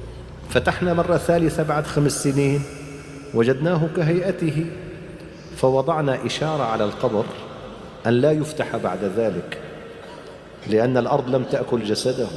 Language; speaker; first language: Arabic; native; Arabic